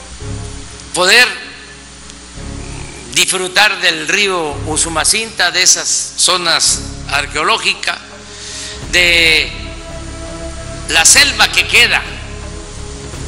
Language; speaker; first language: Spanish; native; Spanish